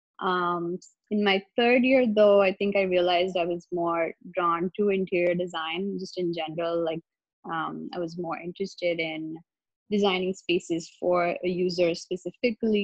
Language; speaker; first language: English; non-native, local second language; Hindi